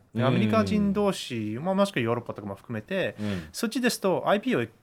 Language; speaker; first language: Japanese; early bilingual, heritage; Japanese